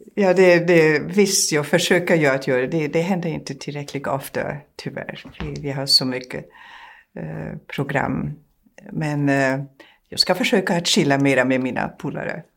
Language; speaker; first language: Swedish; non-native, fluent; German